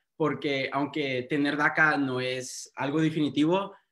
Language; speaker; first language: Spanish; early bilingual, heritage; Spanish